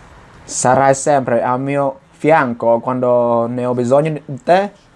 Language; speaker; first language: Italian; non-native, fluent; Vietnamese